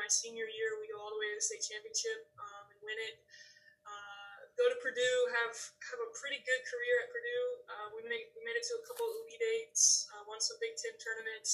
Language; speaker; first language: English; native; English